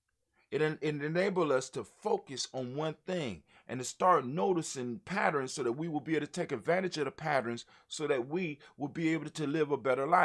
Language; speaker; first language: English; native; English